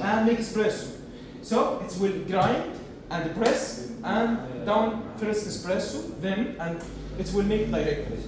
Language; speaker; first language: English; non-native, learner; Arabic